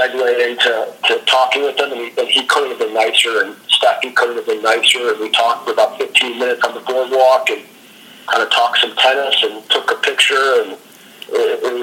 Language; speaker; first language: English; native; English